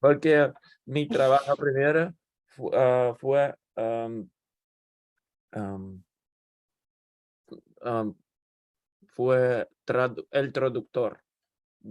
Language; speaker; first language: Spanish; non-native, learner; English